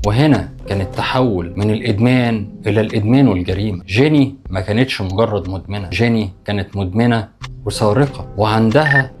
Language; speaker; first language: Arabic; native; Arabic